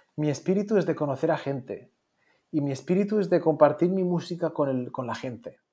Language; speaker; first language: Spanish; native; Spanish